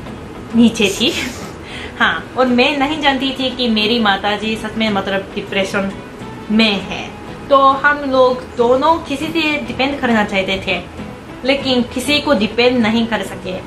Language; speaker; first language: Hindi; non-native, fluent; Japanese